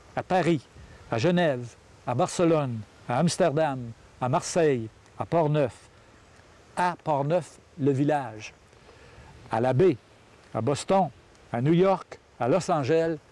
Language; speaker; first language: French; native; French